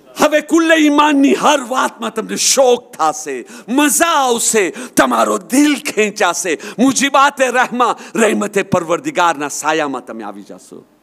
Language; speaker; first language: Gujarati; early bilingual, heritage; Gujarati